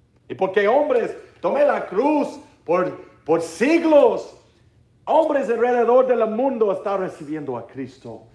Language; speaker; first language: Spanish; non-native, learner; English